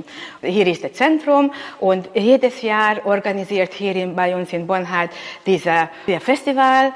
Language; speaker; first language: German; non-native, local second language; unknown